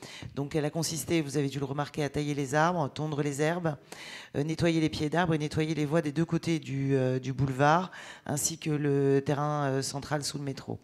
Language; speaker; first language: French; native; French